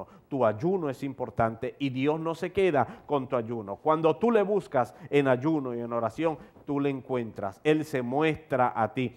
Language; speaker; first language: Spanish; native; Spanish